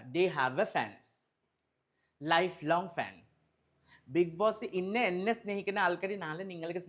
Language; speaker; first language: Malayalam; non-native, local second language; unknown